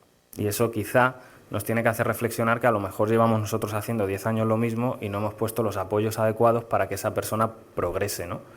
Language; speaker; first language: Spanish; native; Spanish